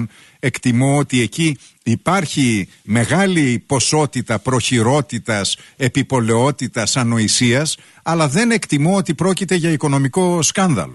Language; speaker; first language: Greek; native; Greek